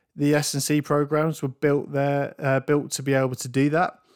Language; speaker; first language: English; native; English